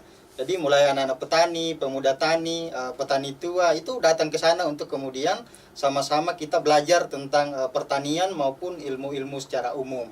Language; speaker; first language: Indonesian; native; Indonesian